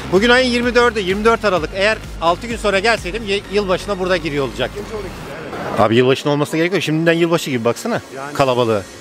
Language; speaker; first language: Turkish; native; Turkish